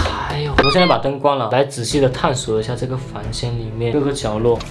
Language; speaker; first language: Chinese; native; Chinese